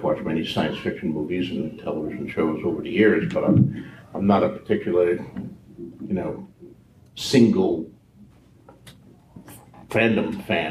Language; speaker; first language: English; native; English